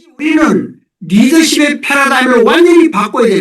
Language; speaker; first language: Korean; native; Korean